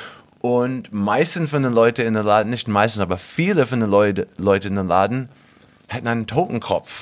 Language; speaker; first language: German; non-native, fluent; English